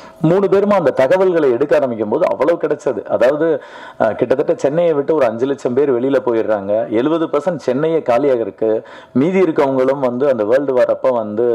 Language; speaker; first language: Tamil; native; Tamil